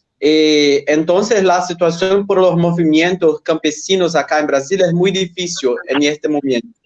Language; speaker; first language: Spanish; non-native, fluent; Portuguese